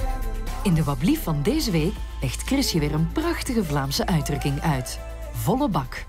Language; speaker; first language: Dutch; native; Dutch